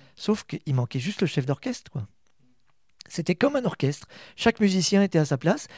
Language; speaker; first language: French; native; French